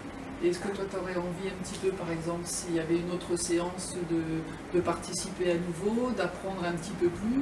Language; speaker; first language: French; native; French